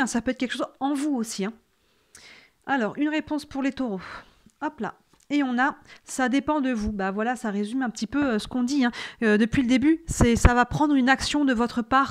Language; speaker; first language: French; native; French